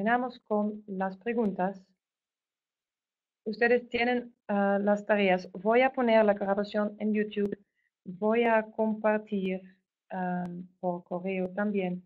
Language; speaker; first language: Spanish; non-native, fluent; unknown